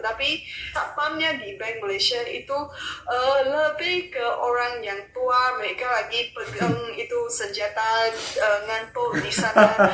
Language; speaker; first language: Malay; non-native, local second language; Chinese